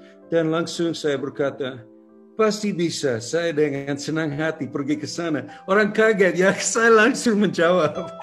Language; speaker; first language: Indonesian; non-native, local second language; English